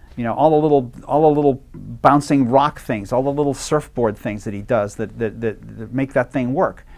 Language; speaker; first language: English; native; English